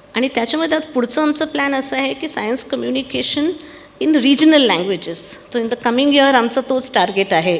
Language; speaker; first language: Marathi; non-native, local second language; Punjabi